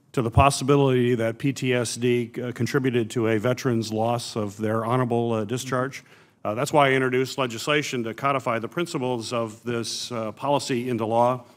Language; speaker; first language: English; native; English